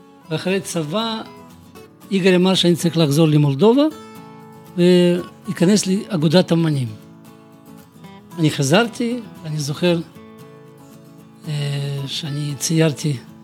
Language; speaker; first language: Hebrew; non-native, fluent; Russian